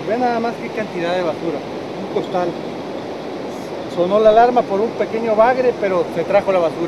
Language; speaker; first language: Spanish; native; Spanish